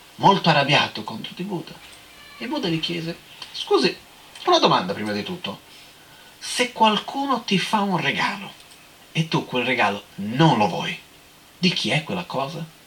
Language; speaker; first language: Italian; non-native, fluent; Portuguese